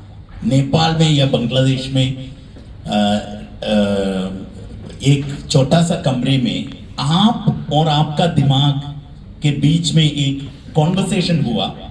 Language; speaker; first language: Hindi; non-native, learner; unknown